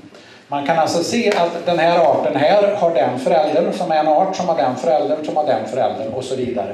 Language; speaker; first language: Swedish; native; Swedish